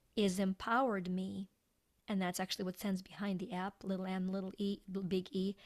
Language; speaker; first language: English; non-native, fluent; Ukrainian